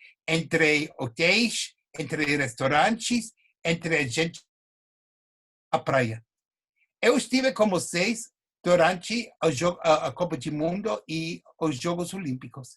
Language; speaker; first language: Portuguese; non-native, fluent; English